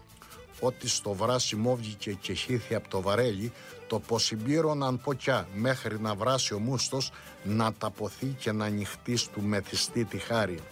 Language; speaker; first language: Greek; native; Greek